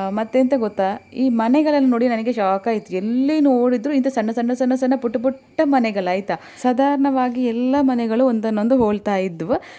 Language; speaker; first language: Kannada; non-native, local second language; Tulu